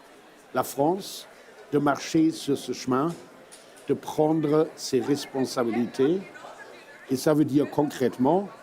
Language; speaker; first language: French; non-native, fluent; German